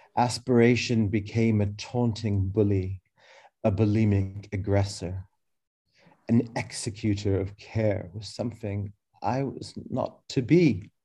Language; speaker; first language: English; early bilingual, other home language; Arabic